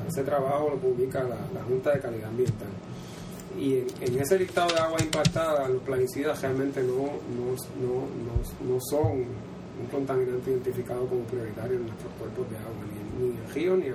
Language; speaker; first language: Spanish; native; Spanish